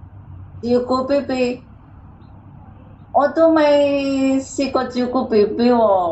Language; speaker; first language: Cantonese; non-native, learner; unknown